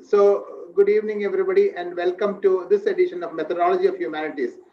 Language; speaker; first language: English; non-native, local second language; Malayalam